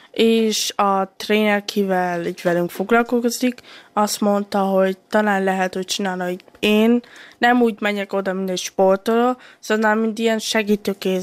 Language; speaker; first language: Hungarian; early bilingual, heritage; Hungarian